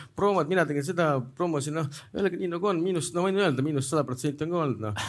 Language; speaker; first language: Estonian; non-native, local second language; Russian